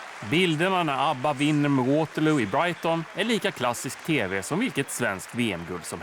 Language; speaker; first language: Swedish; native; Swedish